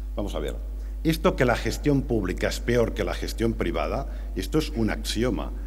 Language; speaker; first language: Spanish; native; Spanish